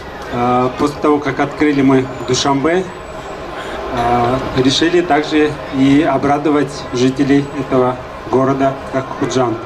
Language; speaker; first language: Russian; non-native, fluent; Tajik